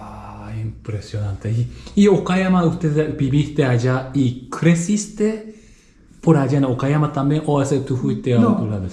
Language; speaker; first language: Spanish; non-native, learner; Japanese